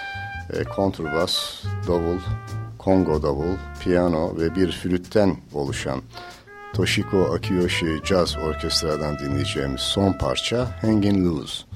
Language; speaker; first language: Turkish; native; Turkish